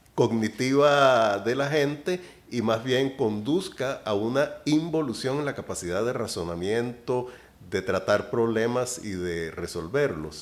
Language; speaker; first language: Spanish; native; Spanish